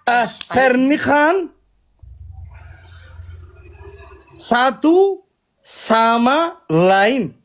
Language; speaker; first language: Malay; non-native, learner; Oromo